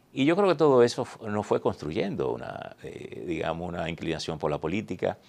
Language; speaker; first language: Spanish; native; Spanish